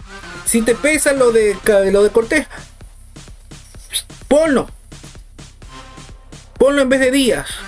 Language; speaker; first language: Spanish; native; Spanish